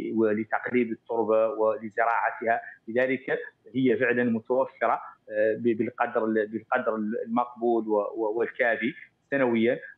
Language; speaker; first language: Arabic; native; Arabic